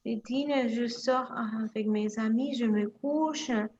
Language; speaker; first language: French; non-native, fluent; Spanish